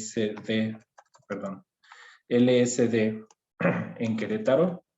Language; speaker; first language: Spanish; native; Spanish